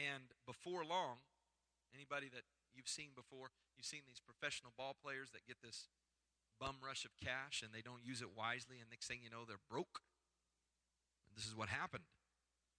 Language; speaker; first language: English; native; English